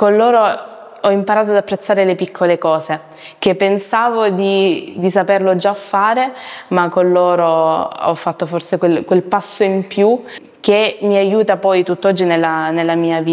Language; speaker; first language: Italian; native; Italian